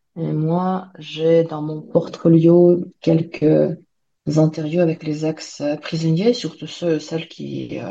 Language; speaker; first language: French; non-native, fluent; Ukrainian